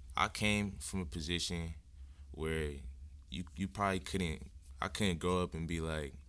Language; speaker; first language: English; native; English